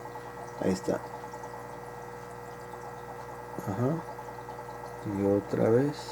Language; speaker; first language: Spanish; native; Spanish